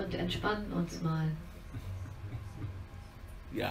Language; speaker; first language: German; non-native, learner; Hindi